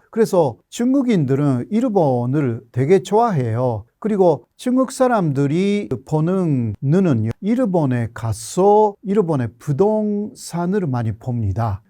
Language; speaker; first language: Korean; non-native, fluent; Japanese